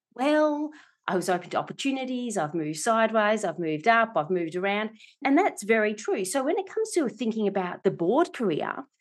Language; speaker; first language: English; native; English